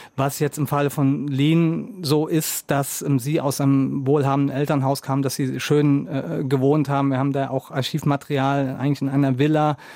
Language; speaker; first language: German; native; German